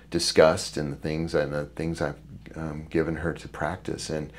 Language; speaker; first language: English; native; English